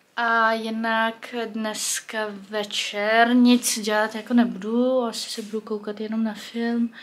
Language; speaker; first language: Czech; early bilingual, heritage; Czech